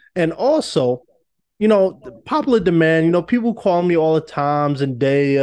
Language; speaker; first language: English; native; English